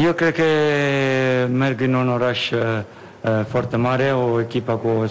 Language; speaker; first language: Romanian; non-native, fluent; Italian